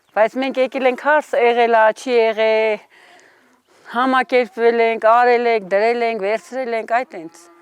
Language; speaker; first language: Armenian; native; Armenian